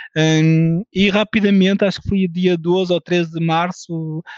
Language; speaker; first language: Portuguese; early bilingual, heritage; French